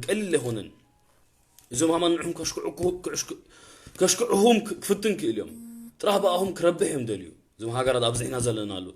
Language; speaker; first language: Tigrinya; early bilingual, heritage; Tigrinya